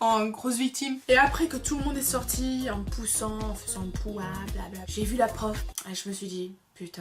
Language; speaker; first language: French; native; French